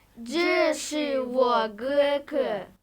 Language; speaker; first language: Chinese; non-native, learner; Kyrgyz